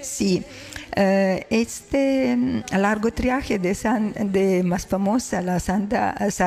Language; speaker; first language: Spanish; non-native, learner; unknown